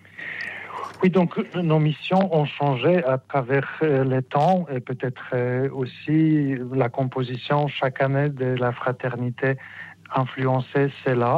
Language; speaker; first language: French; non-native, fluent; Polish